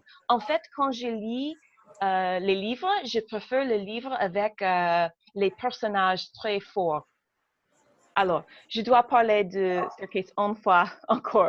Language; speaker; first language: French; non-native, learner; English